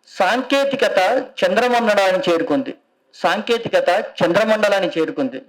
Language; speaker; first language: Telugu; native; Telugu